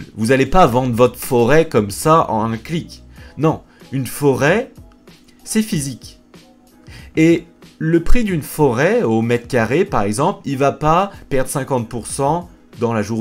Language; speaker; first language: French; native; French